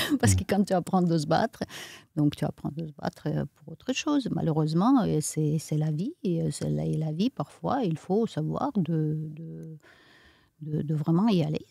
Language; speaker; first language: French; non-native, fluent; Romanian